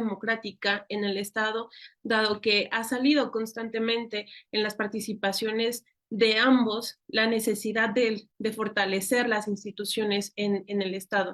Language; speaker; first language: Spanish; native; Spanish